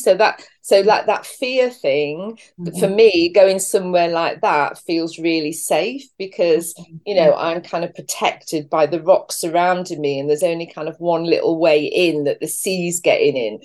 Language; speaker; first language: English; native; English